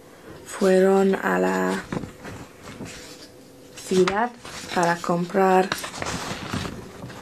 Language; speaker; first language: Spanish; non-native, learner; English